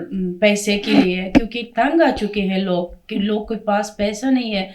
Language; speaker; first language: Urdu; non-native, fluent; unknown